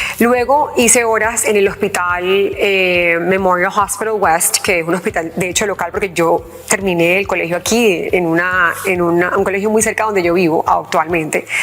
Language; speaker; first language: Spanish; early bilingual, heritage; English